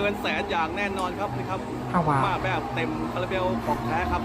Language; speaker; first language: Thai; native; Thai